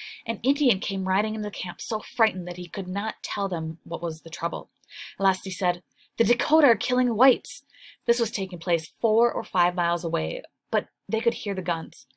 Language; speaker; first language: English; native; English